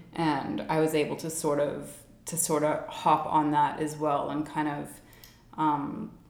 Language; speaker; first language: English; native; English